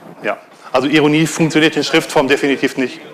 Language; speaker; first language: German; native; German